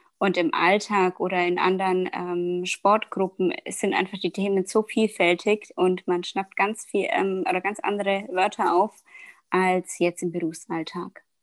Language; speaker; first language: German; native; German